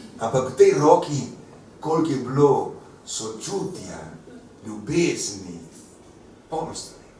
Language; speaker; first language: Slovenian; early bilingual, heritage; Slovenian